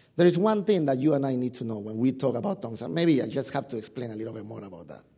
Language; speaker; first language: English; non-native, fluent; Spanish